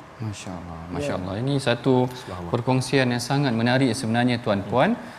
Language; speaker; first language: Malay; native; Malay